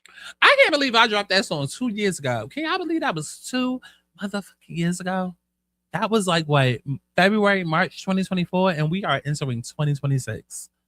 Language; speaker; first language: English; native; English